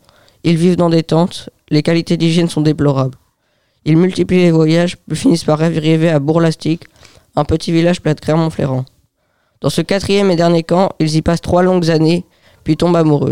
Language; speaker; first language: French; native; French